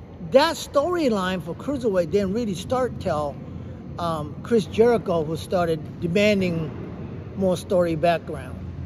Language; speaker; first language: English; non-native, fluent; Japanese